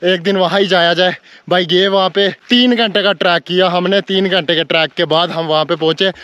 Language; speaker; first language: Hindi; native; Hindi